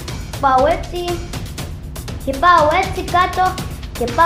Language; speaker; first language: Greek; non-native, learner; Arabic